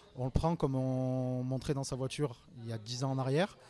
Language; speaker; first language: French; native; French